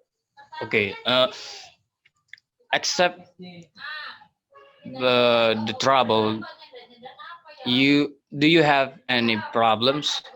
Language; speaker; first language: English; non-native, learner; Indonesian